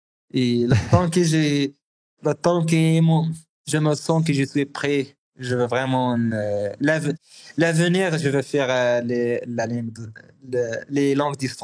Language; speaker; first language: French; non-native, learner; Arabic